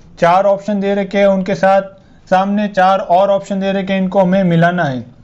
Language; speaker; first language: Hindi; native; Hindi